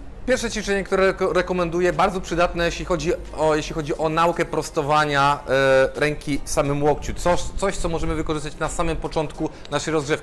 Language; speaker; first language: Polish; native; Polish